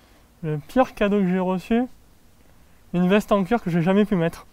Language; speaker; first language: French; native; French